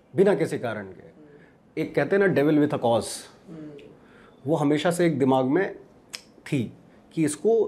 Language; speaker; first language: Hindi; native; Hindi